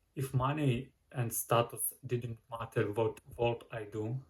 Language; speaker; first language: English; non-native, learner; Ukrainian